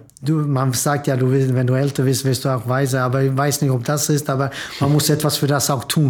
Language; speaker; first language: German; non-native, fluent; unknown